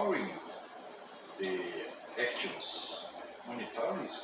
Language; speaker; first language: English; non-native, learner; Portuguese